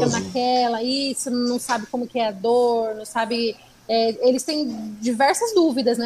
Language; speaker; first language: Portuguese; native; Portuguese